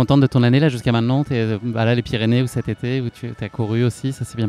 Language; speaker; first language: French; native; French